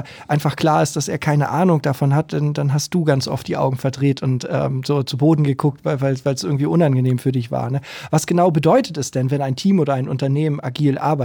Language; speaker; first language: German; native; German